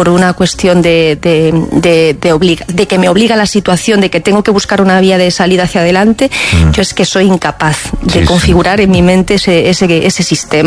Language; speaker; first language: Spanish; native; Spanish